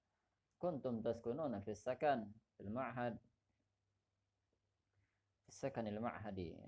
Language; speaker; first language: Arabic; non-native, fluent; Indonesian